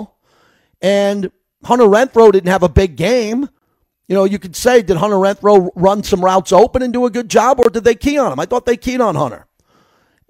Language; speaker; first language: English; native; English